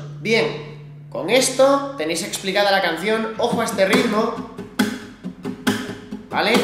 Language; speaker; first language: Spanish; native; Spanish